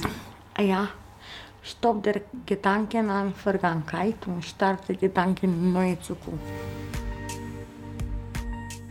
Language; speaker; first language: German; non-native, learner; Romanian